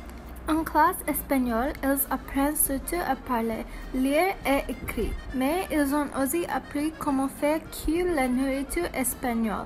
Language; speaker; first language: French; non-native, learner; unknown